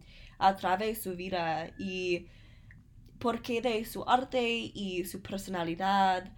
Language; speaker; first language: Spanish; non-native, learner; English